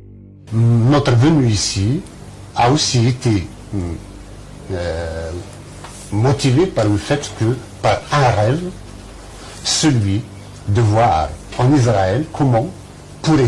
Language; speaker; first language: French; non-native, local second language; Kabyle